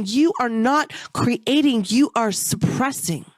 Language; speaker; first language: English; native; English